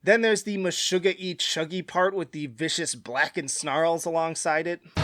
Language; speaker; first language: English; native; English